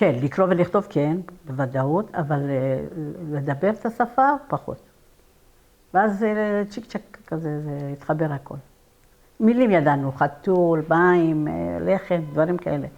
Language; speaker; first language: Hebrew; non-native, fluent; Persian